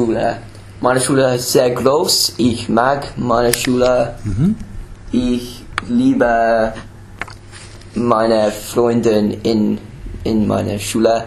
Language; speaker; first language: German; non-native, learner; English